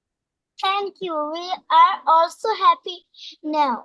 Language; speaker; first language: English; non-native, learner; Bangla